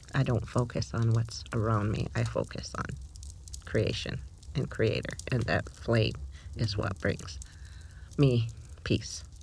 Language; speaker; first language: English; native; English